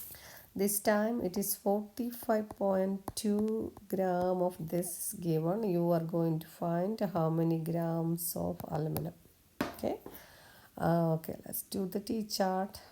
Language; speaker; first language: English; non-native, local second language; Malayalam